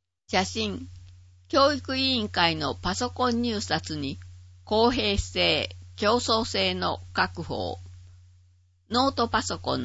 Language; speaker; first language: Japanese; native; Japanese